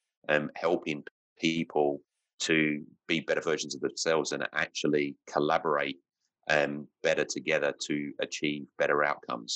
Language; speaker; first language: English; native; English